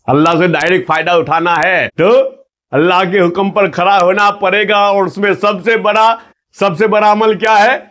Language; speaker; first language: Hindi; non-native, local second language; Gujarati